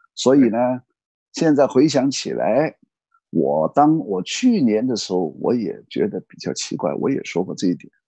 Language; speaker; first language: Chinese; native; Chinese